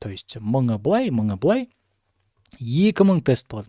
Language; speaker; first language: Russian; non-native, local second language; Kazakh